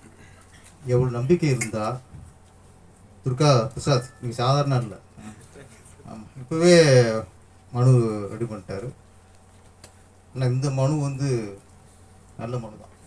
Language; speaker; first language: Tamil; native; Tamil